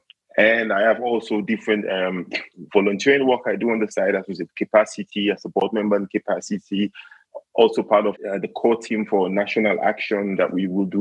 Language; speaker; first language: English; non-native, local second language; Krio